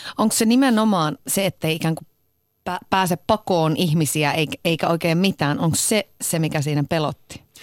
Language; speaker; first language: Finnish; native; Finnish